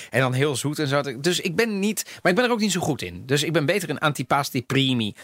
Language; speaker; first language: Dutch; native; Dutch